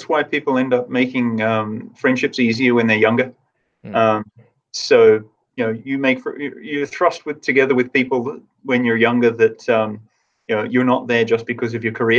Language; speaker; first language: English; native; English